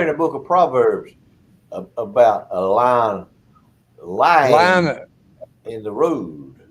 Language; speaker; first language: English; native; English